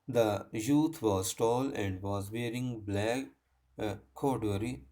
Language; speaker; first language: English; non-native, local second language; Hindi